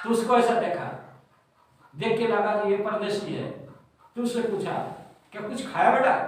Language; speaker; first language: Hindi; non-native, local second language; Bangla